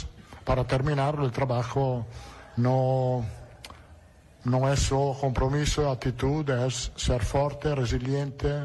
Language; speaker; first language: Portuguese; non-native, learner; Italian